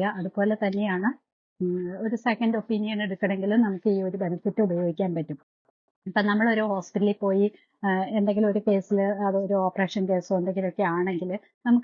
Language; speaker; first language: Malayalam; native; Malayalam